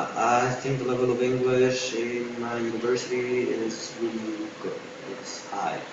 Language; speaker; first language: English; non-native, fluent; Spanish